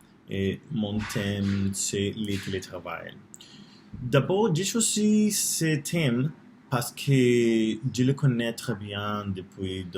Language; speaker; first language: French; non-native, learner; Spanish